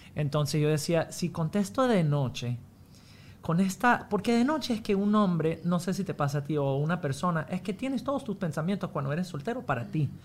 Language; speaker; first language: Spanish; non-native, fluent; English